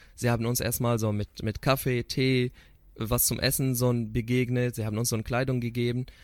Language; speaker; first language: German; non-native, fluent; Arabic